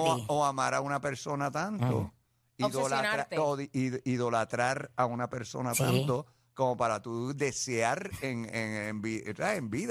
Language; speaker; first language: Spanish; native; Spanish